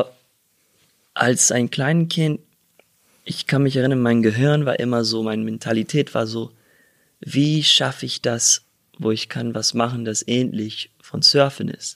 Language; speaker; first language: German; early bilingual, heritage; German